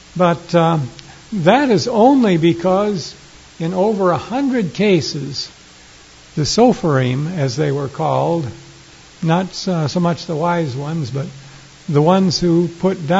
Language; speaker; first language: English; native; English